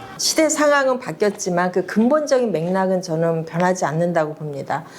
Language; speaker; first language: Korean; native; Korean